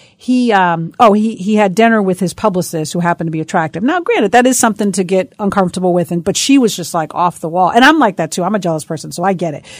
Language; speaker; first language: English; native; English